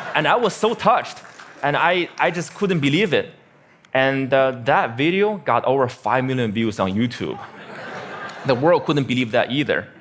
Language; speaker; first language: English; non-native, fluent; Chinese